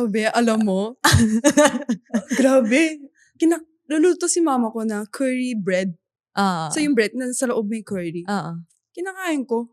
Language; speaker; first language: Filipino; non-native, learner; Japanese